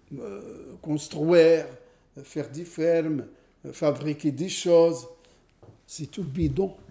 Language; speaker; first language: French; non-native, fluent; Arabic